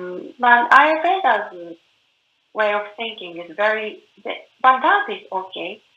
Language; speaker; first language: English; non-native, learner; Japanese